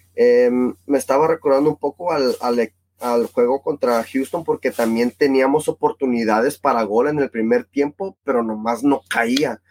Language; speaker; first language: Spanish; early bilingual, heritage; Spanish